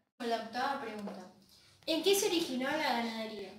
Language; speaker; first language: Spanish; native; Spanish